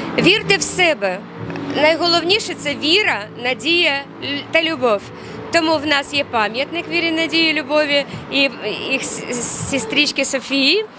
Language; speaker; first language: Ukrainian; non-native, local second language; Russian